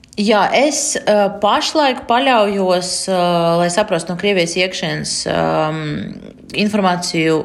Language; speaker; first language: Latvian; non-native, local second language; Russian